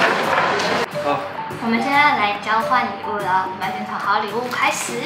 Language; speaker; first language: Chinese; native; Chinese